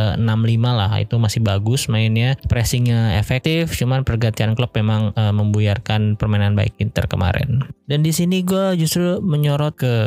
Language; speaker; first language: Indonesian; native; Indonesian